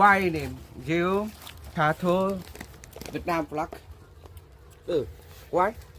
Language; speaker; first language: English; non-native, learner; Vietnamese